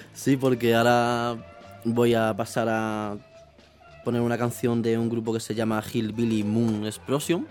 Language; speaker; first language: Spanish; native; Spanish